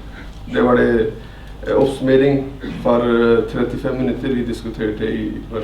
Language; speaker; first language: Norwegian; non-native, fluent; Urdu